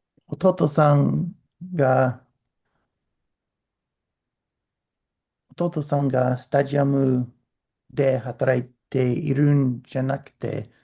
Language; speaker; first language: Japanese; non-native, learner; English